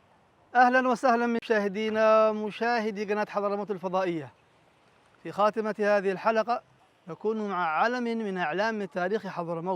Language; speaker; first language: Arabic; native; Arabic